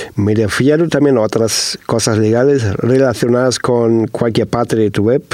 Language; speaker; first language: Spanish; non-native, fluent; German